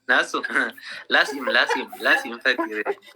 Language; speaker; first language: German; non-native, learner; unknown